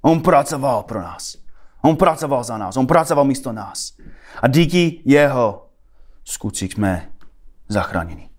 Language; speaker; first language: Czech; non-native, fluent; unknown